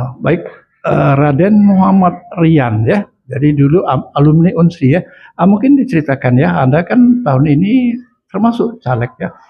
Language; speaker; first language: Indonesian; native; Indonesian